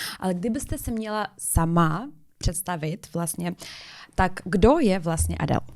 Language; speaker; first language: Czech; non-native, fluent; Russian